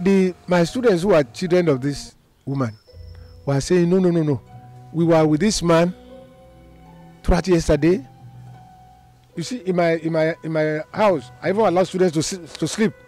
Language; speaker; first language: English; non-native, local second language; Yoruba